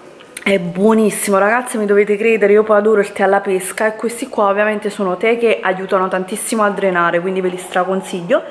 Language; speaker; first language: Italian; native; Italian